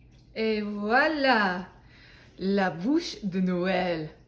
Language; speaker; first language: French; non-native, learner; English